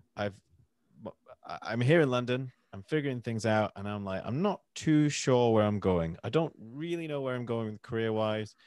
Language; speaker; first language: English; native; English